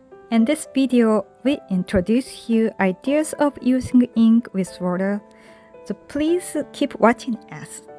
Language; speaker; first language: English; non-native, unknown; Japanese